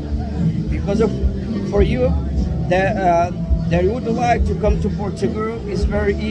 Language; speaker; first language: English; non-native, learner; Portuguese